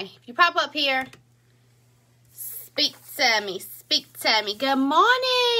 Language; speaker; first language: English; native; English